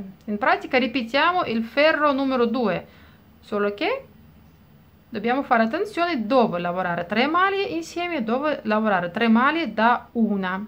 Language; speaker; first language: Italian; non-native, fluent; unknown